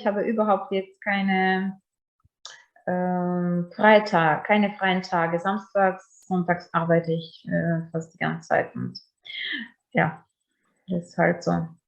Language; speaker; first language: German; non-native, fluent; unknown